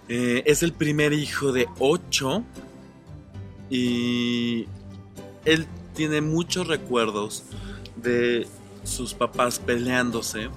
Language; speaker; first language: Spanish; native; Spanish